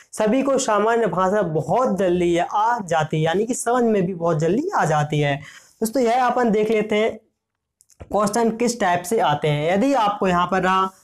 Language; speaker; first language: Hindi; native; Hindi